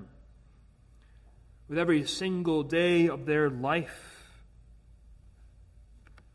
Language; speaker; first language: English; native; English